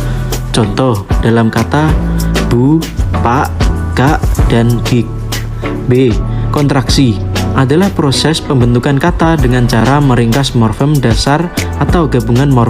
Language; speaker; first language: Indonesian; native; Indonesian